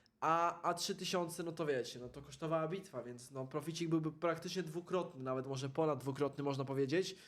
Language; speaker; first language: Polish; native; Polish